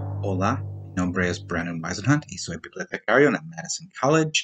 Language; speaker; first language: Spanish; non-native, learner; English